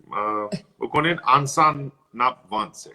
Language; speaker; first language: Haitian Creole; non-native, learner; English